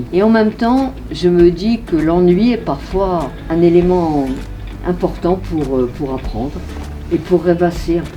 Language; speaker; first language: French; native; French